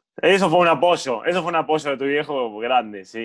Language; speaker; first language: Spanish; native; Spanish